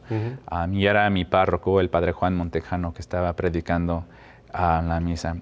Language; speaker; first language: Spanish; early bilingual, heritage; Spanish